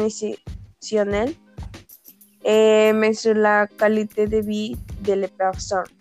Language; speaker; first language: French; non-native, learner; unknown